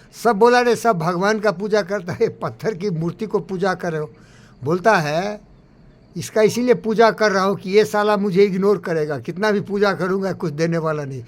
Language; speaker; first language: Hindi; native; Hindi